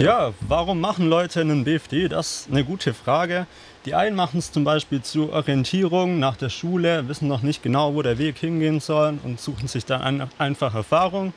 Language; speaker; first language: German; native; German